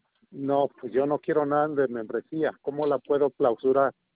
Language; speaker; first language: Spanish; native; Spanish